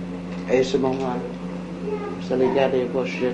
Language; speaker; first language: French; non-native, local second language; Vietnamese